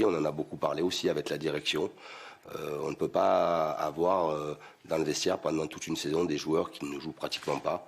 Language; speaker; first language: French; native; French